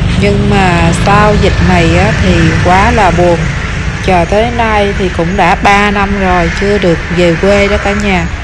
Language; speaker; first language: Vietnamese; native; Vietnamese